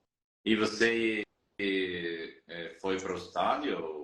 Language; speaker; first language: Portuguese; non-native, fluent; Spanish